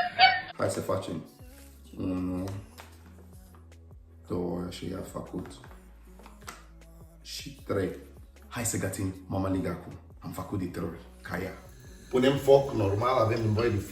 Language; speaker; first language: Romanian; non-native, learner; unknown